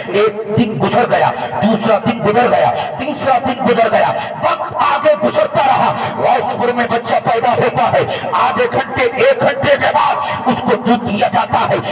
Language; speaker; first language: Urdu; native; Urdu